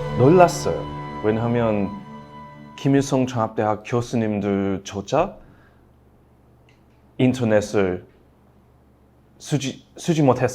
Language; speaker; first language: Korean; non-native, fluent; English